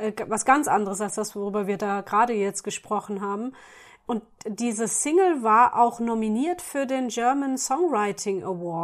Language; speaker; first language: German; native; German